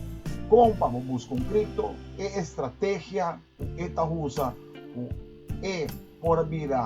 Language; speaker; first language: Portuguese; non-native, learner; Papiamento